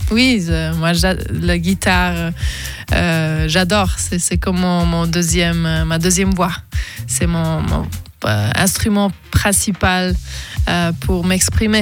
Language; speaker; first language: French; non-native, local second language; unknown